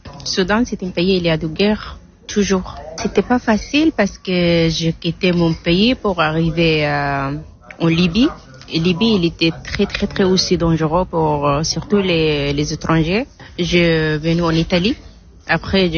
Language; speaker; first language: French; non-native, learner; Arabic